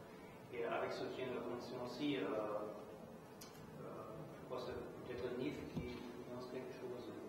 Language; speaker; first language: French; non-native, fluent; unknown